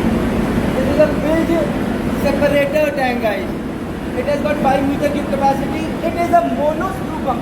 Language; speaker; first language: English; non-native, local second language; Hindi